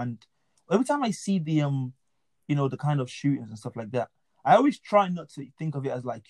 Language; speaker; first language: English; non-native, local second language; Yoruba